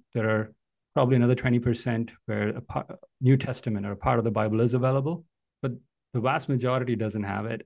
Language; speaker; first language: English; non-native, local second language; Malayalam